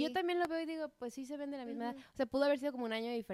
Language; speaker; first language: Spanish; native; Spanish